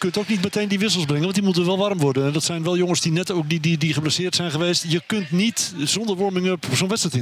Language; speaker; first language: Dutch; native; Dutch